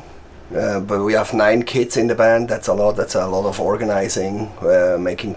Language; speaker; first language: English; non-native, fluent; Swiss German